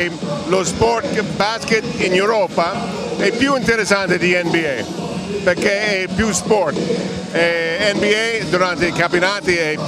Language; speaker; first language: Italian; non-native, fluent; English